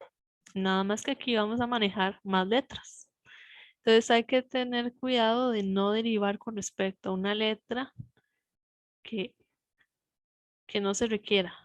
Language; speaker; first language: Spanish; native; Spanish